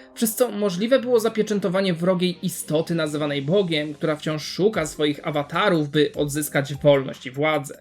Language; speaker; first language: Polish; native; Polish